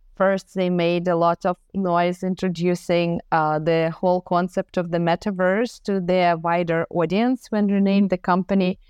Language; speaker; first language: English; non-native, fluent; Ukrainian